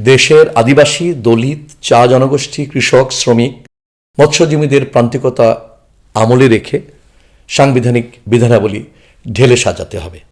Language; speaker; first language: Bangla; non-native, local second language; Chakma